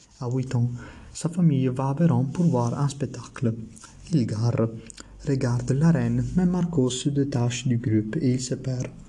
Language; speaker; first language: French; non-native, learner; Italian